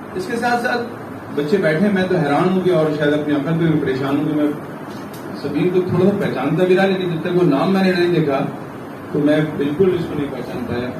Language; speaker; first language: Urdu; non-native, local second language; Pashto